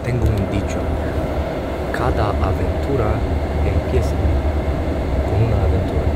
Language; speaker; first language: Spanish; non-native, learner; Romanian